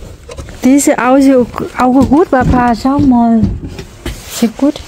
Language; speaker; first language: German; non-native, learner; Vietnamese